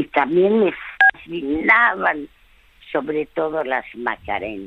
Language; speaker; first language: Spanish; early bilingual, other home language; French